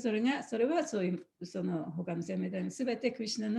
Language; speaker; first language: Japanese; native; Japanese